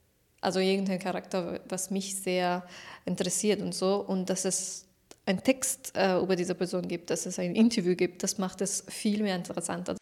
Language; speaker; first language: German; non-native, fluent; Persian